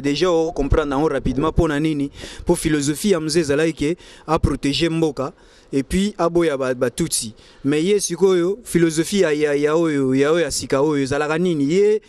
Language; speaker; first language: French; non-native, local second language; Lingala